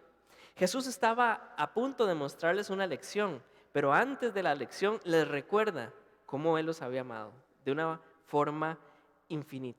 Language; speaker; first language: Spanish; native; Spanish